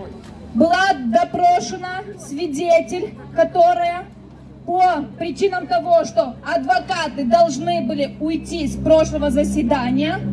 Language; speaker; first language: Russian; native; Russian